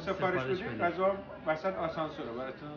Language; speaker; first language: Persian; native; Persian